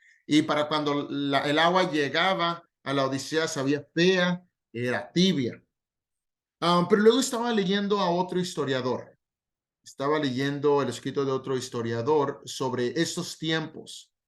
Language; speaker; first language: Spanish; native; Spanish